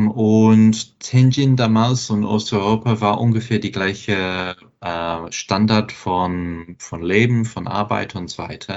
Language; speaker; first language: German; non-native, fluent; English